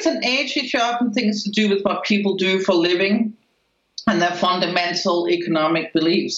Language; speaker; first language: English; non-native, fluent; Spanish